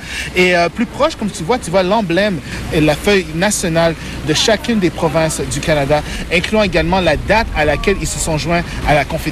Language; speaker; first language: French; native; French